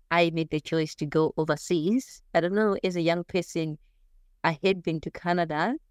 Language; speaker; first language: English; non-native, local second language; Shona